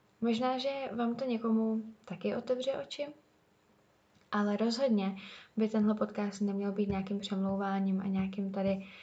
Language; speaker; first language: Czech; native; Czech